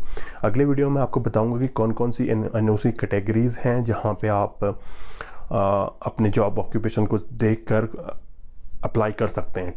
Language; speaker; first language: Hindi; native; Hindi